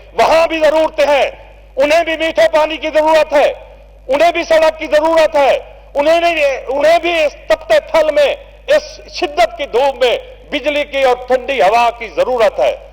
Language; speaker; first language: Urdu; non-native, local second language; Saraiki